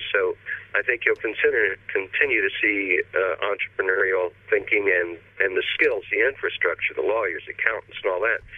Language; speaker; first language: English; native; English